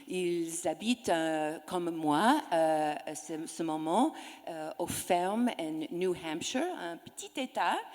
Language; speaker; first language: French; non-native, learner; English